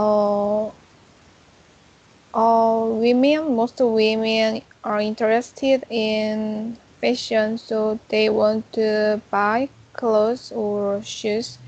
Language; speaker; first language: English; non-native, learner; Korean